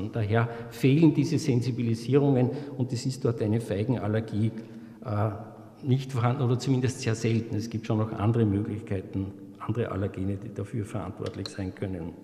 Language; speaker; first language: German; native; German